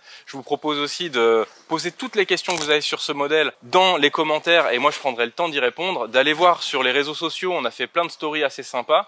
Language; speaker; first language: French; native; French